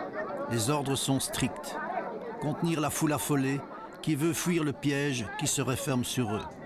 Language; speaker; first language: French; native; French